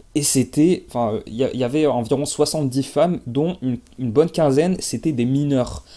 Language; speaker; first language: French; non-native, local second language; Arabic